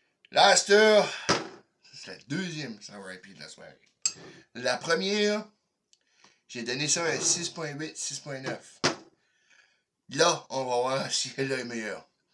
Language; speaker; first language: French; native; French